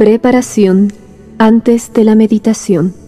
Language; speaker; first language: Spanish; native; Spanish